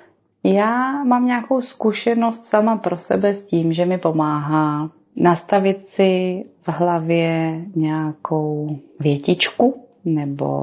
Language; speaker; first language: Czech; native; Czech